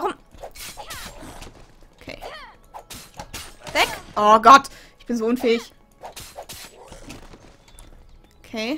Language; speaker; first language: German; native; German